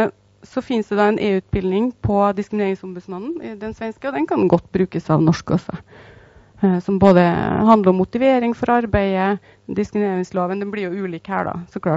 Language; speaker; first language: Norwegian; native; Norwegian